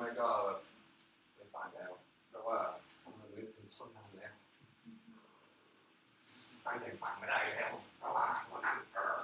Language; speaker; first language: Thai; non-native, fluent; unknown